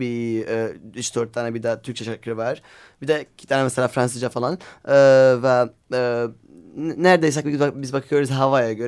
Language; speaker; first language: Turkish; non-native, learner; Arabic